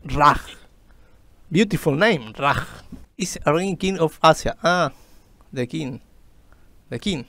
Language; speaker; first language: English; non-native, learner; Spanish